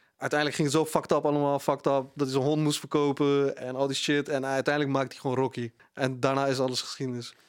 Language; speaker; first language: Dutch; early bilingual, other home language; Punjabi